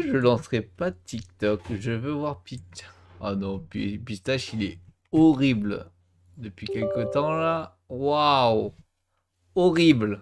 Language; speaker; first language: French; native; French